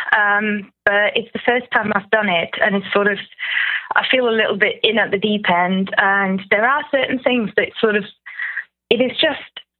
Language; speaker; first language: English; non-native, fluent; German